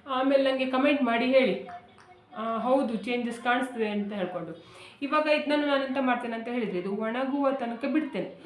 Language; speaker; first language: Kannada; non-native, local second language; Konkani